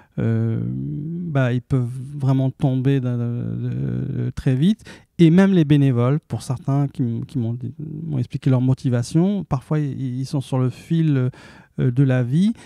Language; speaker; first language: French; early bilingual, other home language; Arabic